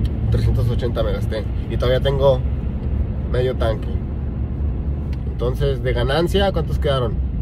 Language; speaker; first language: Spanish; early bilingual, heritage; Spanish